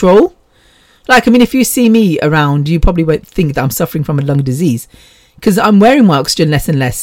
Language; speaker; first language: English; native; English